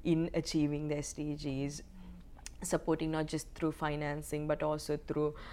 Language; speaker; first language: English; non-native, local second language; Sinhala